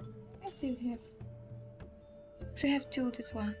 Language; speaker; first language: English; non-native, learner; Vietnamese